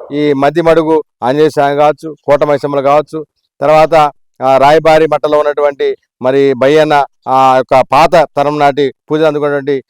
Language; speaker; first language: Telugu; native; Telugu